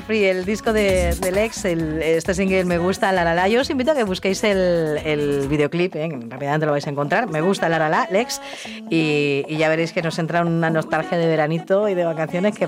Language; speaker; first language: Spanish; native; Spanish